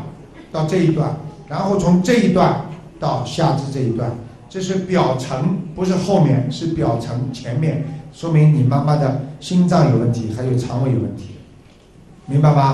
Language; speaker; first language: Chinese; native; Chinese